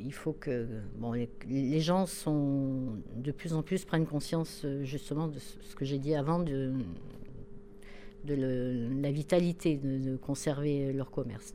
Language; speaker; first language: French; native; French